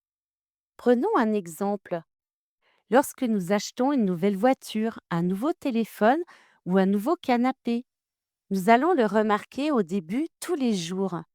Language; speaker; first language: French; native; French